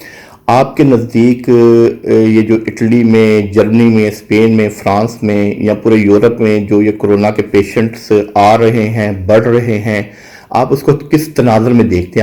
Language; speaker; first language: Urdu; native; Urdu